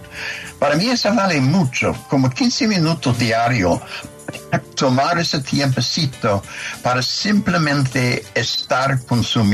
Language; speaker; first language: Spanish; non-native, fluent; English